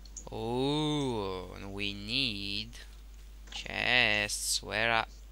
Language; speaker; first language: English; non-native, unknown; Romanian